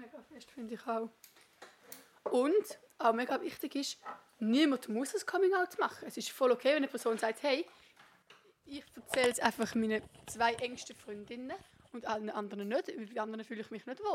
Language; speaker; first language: German; native; German